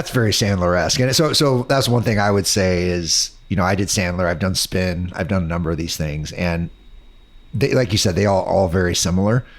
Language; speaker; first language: English; native; English